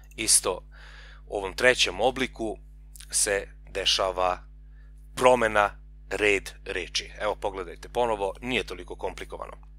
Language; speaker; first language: Serbian; non-native, local second language; Hungarian